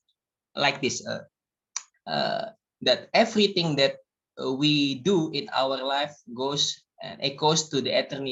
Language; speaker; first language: English; non-native, learner; Indonesian